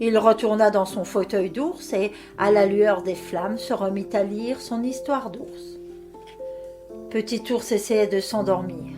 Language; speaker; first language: French; native; French